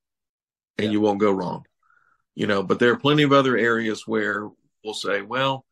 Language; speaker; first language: English; native; English